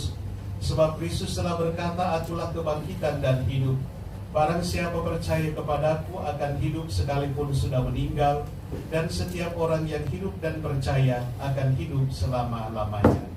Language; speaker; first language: Indonesian; native; Indonesian